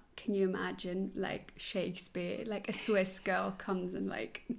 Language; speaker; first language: English; non-native, fluent; Swiss German